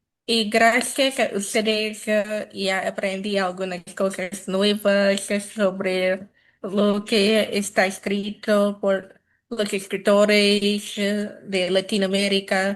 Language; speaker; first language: Spanish; non-native, fluent; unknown